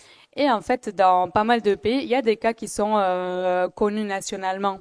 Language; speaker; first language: French; native; French